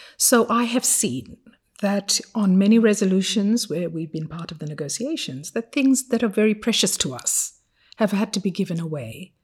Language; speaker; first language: English; non-native, fluent; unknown